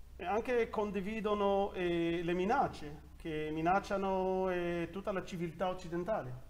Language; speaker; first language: Italian; non-native, learner; Hebrew